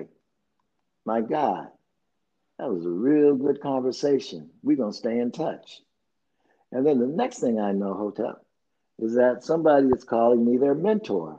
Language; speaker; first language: English; native; English